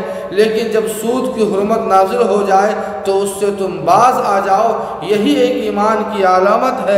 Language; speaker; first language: Urdu; native; Urdu